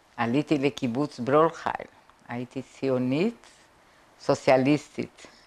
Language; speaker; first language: Hebrew; non-native, fluent; Portuguese